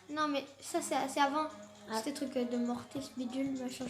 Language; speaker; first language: French; native; French